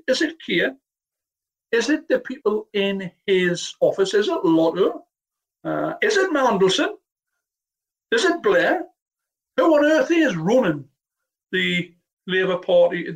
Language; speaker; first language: English; native; English